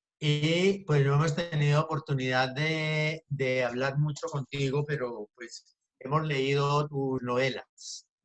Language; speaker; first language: Spanish; native; Spanish